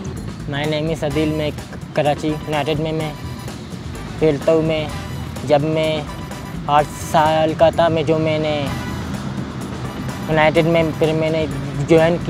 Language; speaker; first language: Hindi; non-native, local second language; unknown